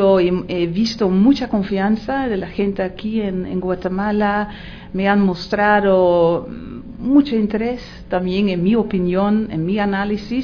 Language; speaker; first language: Spanish; non-native, fluent; Dutch